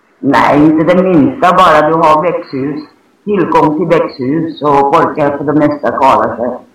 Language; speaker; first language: Swedish; non-native, fluent; Thai